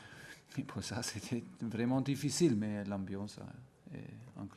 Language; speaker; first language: French; non-native, fluent; German